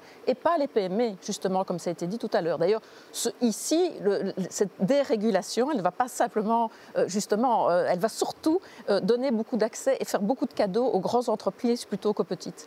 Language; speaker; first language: French; native; French